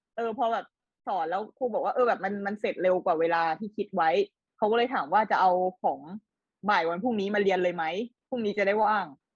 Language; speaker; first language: Thai; native; Thai